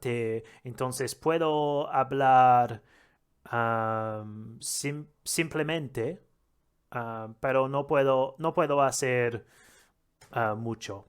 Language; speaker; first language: Spanish; non-native, learner; English